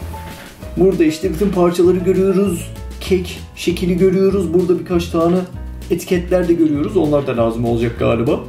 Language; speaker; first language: Turkish; non-native, fluent; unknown